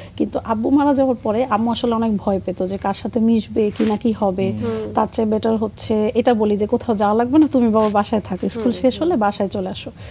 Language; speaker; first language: Bangla; native; Bangla